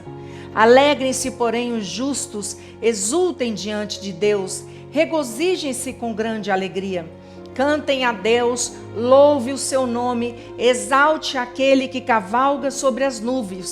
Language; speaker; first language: Portuguese; native; Portuguese